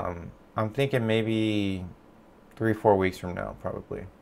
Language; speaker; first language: English; native; English